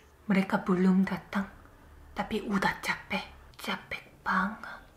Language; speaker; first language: Indonesian; non-native, fluent; Korean